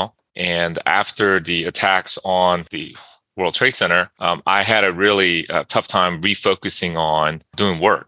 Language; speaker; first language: English; early bilingual, other home language; Korean